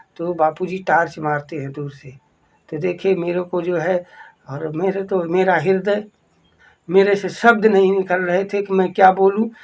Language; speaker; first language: Hindi; native; Hindi